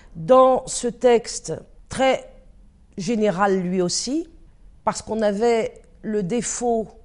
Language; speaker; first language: French; native; French